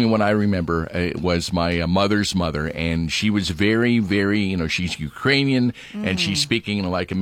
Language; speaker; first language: English; native; English